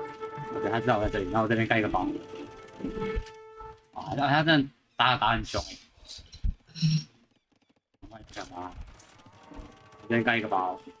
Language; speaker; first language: Chinese; native; Chinese